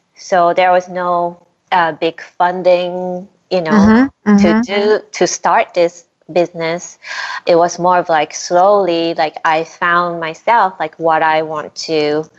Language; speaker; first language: English; non-native, fluent; Japanese